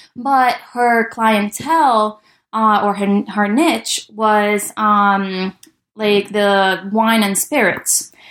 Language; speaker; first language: English; early bilingual, other home language; Spanish